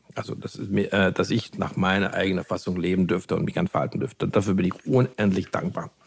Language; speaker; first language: German; non-native, fluent; Hungarian